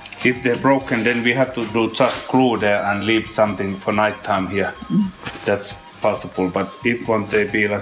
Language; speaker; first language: English; non-native, learner; Finnish